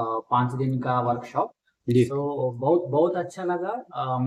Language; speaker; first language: Hindi; non-native, local second language; Telugu